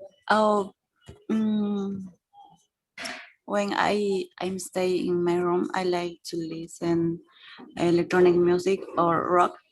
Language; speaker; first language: English; non-native, learner; Spanish